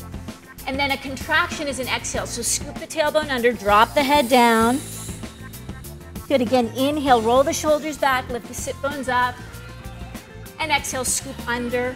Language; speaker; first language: English; native; English